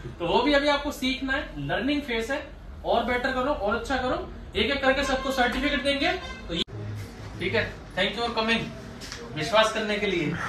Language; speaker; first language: Hindi; native; Hindi